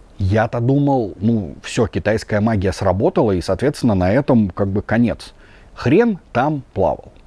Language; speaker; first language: Russian; native; Russian